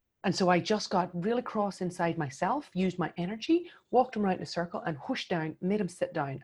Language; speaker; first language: English; native; English